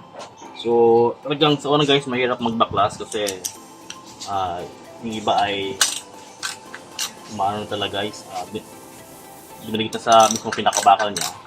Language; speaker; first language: Filipino; native; Filipino